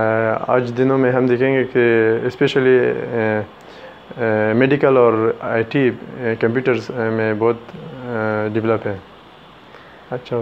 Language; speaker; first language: Hindi; non-native, fluent; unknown